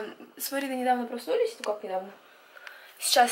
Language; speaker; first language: Russian; native; Russian